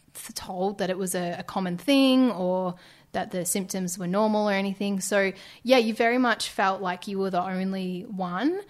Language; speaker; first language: English; native; English